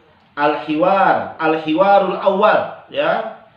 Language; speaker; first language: Arabic; non-native, fluent; Indonesian